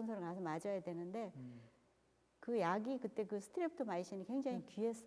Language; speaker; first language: Korean; native; Korean